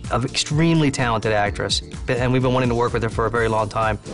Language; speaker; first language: English; native; English